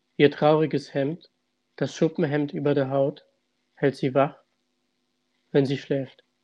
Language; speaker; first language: German; early bilingual, other home language; Russian